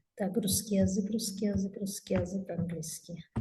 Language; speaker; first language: Russian; non-native, local second language; Kazakh